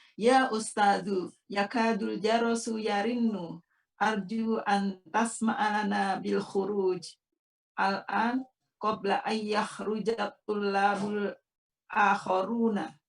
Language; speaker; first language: Arabic; non-native, learner; Indonesian